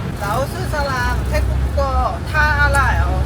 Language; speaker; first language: Korean; non-native, learner; Lao